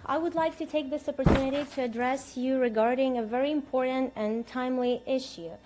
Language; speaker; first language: English; non-native, fluent; Ukrainian